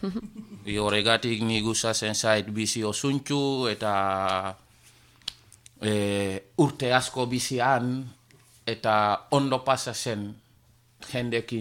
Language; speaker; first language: Basque; non-native, learner; Wolof